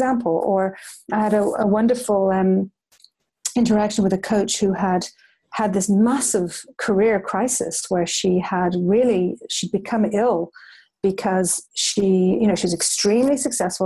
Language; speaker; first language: English; native; English